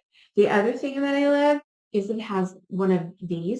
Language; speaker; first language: English; native; English